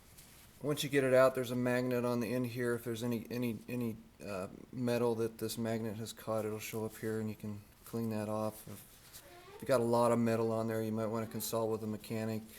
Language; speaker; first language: English; native; English